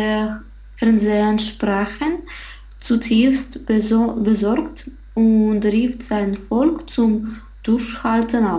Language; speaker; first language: German; non-native, learner; Russian